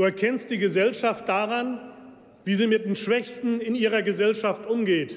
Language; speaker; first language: German; native; German